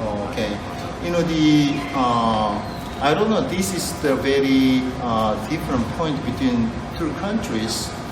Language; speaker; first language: English; non-native, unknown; Korean